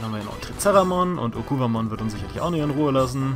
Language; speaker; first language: German; native; German